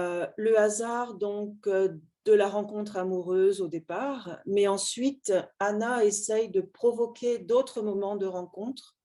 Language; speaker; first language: French; native; French